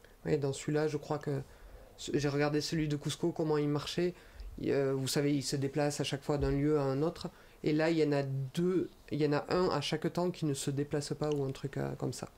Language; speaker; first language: French; native; French